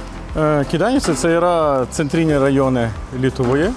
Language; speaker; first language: Lithuanian; non-native, learner; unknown